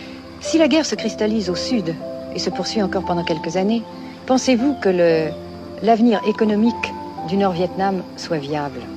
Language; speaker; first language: French; native; French